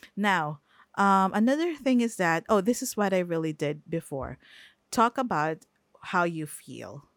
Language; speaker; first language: English; non-native, local second language; Filipino